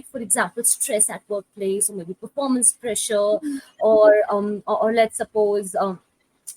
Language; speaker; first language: English; non-native, local second language; Hindi